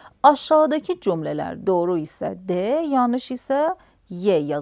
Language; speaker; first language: Turkish; non-native, fluent; Persian